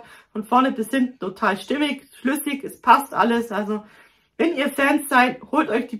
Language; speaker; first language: German; native; German